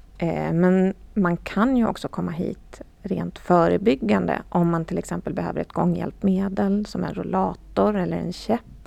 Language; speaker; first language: Swedish; native; Swedish